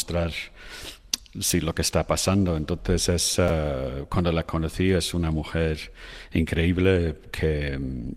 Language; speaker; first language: Spanish; non-native, fluent; English